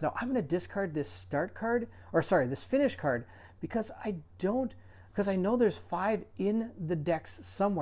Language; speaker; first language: English; native; English